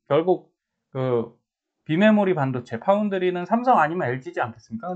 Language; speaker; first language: Korean; native; Korean